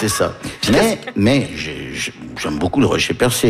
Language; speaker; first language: French; early bilingual, other home language; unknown